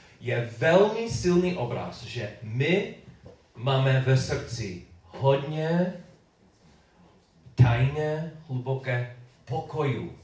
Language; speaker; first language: Czech; non-native, learner; English